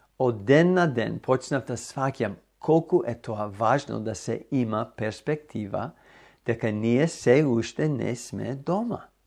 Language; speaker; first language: Macedonian; non-native, fluent; English